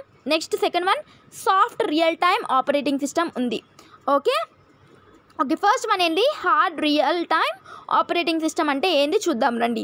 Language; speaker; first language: Telugu; native; Telugu